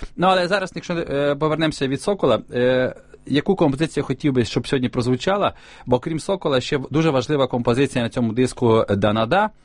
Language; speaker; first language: Ukrainian; native; Ukrainian